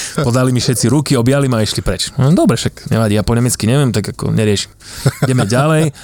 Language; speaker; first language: Slovak; native; Slovak